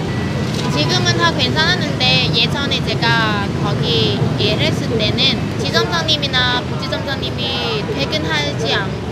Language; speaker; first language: Korean; non-native, fluent; Vietnamese